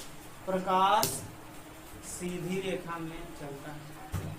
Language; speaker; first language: Hindi; native; Hindi